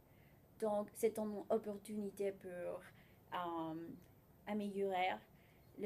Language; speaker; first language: French; non-native, learner; Spanish